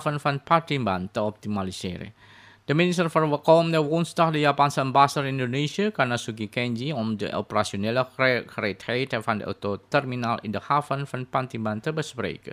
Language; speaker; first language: Dutch; non-native, fluent; Indonesian